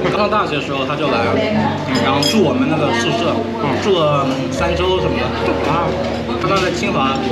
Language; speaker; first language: Chinese; early bilingual, heritage; Chinese